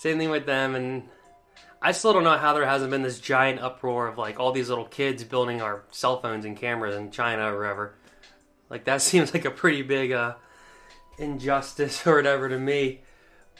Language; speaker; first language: English; native; English